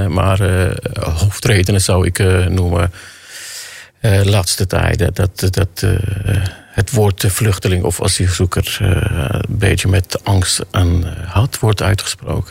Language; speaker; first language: Dutch; non-native, fluent; Armenian